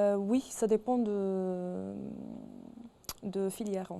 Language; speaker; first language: French; non-native, local second language; Arabic